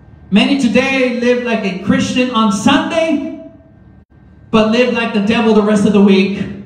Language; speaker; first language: English; early bilingual, other home language; Spanish